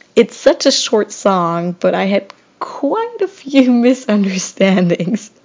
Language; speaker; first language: English; non-native, fluent; German